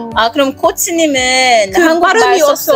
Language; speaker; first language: Korean; non-native, fluent; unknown